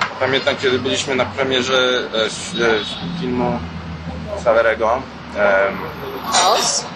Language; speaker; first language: Polish; early bilingual, heritage; Polish